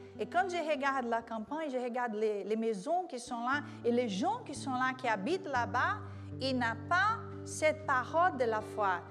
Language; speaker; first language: French; non-native, learner; Portuguese